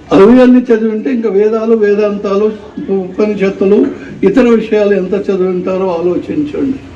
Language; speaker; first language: Telugu; native; Telugu